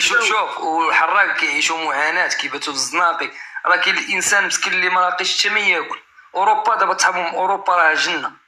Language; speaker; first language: Arabic; native; Arabic